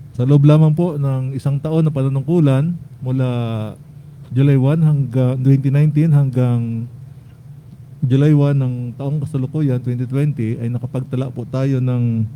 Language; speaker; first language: Filipino; native; Filipino